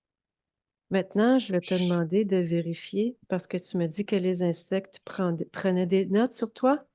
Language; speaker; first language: French; native; French